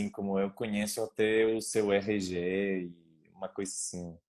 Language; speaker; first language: Portuguese; non-native, learner; Spanish